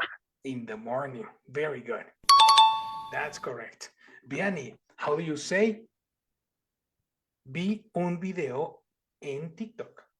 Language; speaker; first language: English; non-native, fluent; Spanish